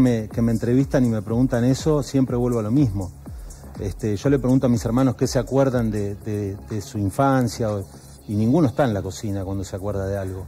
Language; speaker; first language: Spanish; native; Spanish